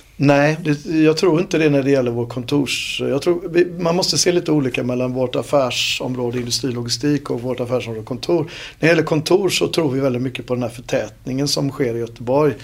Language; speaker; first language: Swedish; native; Swedish